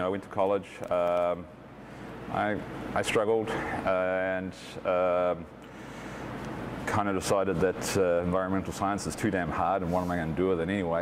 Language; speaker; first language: English; native; English